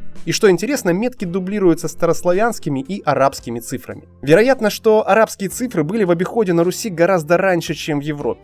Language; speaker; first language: Russian; native; Russian